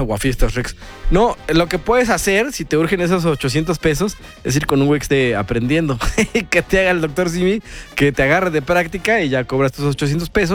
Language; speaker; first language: Spanish; native; Spanish